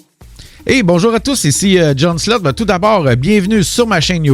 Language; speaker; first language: French; native; French